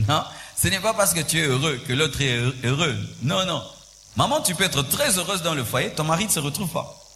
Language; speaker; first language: French; non-native, local second language; Swahili